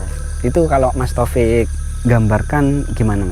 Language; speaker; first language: Indonesian; native; Indonesian